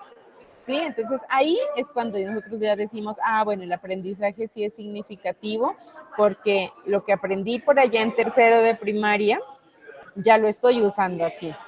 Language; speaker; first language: Spanish; native; Spanish